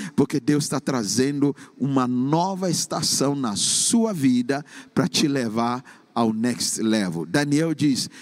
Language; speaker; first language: Portuguese; non-native, fluent; English